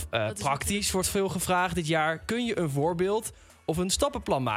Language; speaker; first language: Dutch; native; Dutch